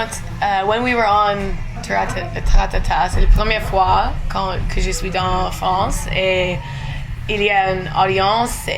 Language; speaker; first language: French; non-native, learner; English